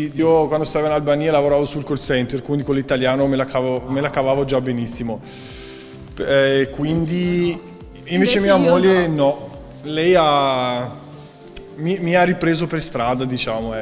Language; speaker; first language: Italian; non-native, fluent; Albanian